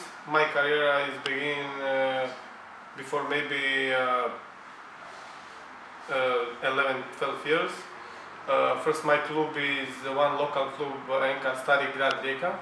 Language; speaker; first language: English; non-native, learner; Croatian